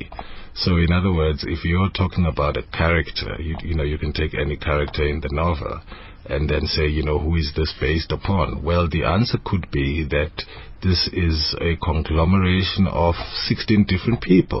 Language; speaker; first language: English; non-native, local second language; Zulu